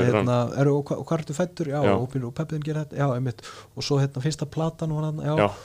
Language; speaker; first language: Icelandic; early bilingual, other home language; Portuguese